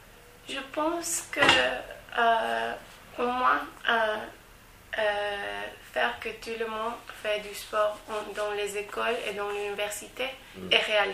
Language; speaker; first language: French; non-native, fluent; English